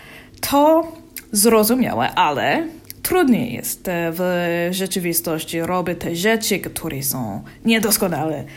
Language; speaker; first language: Polish; non-native, learner; English